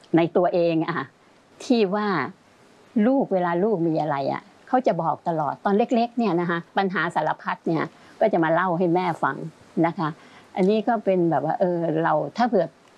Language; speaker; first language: Thai; native; Thai